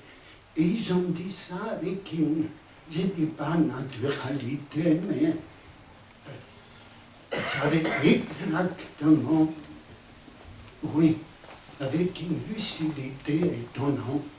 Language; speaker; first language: French; non-native, fluent; Spanish